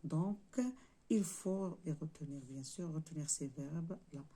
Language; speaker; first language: French; non-native, local second language; Arabic